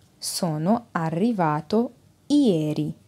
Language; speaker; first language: Italian; non-native, fluent; Arabic